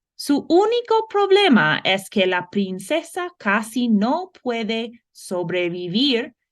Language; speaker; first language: Spanish; non-native, fluent; English